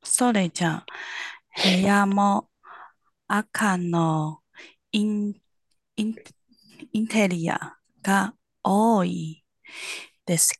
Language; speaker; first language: Japanese; non-native, learner; Chinese